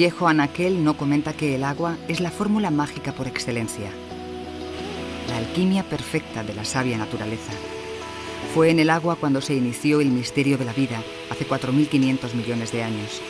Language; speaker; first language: Spanish; native; Spanish